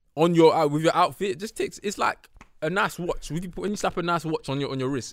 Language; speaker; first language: English; native; English